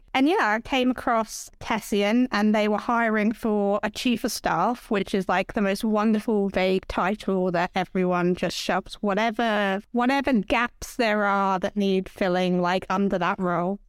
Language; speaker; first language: English; native; English